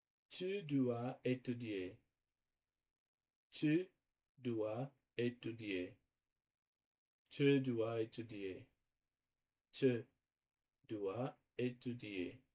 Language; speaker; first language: French; non-native, learner; Portuguese